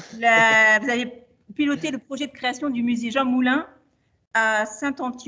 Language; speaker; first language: French; native; French